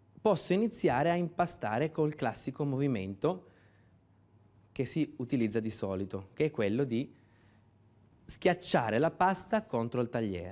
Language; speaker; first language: Italian; native; Italian